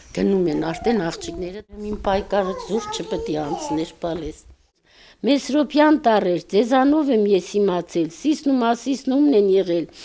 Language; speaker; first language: Armenian; non-native, local second language; Kurdish